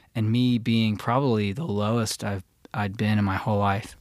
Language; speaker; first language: English; native; English